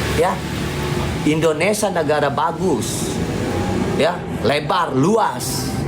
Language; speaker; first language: Indonesian; native; Indonesian